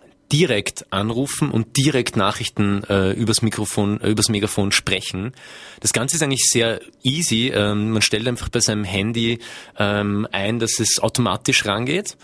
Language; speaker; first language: German; native; German